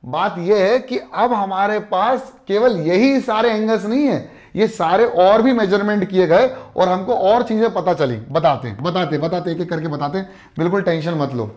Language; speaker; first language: Hindi; native; Hindi